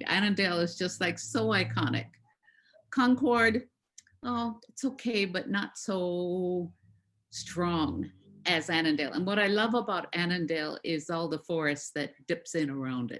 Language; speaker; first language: English; native; English